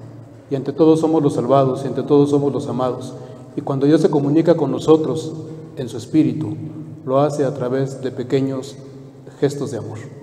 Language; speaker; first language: Spanish; native; Spanish